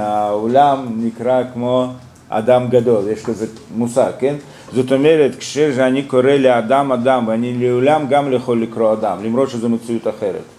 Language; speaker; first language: Hebrew; non-native, fluent; Russian